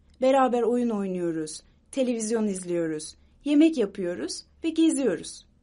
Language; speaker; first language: Turkish; non-native, fluent; Arabic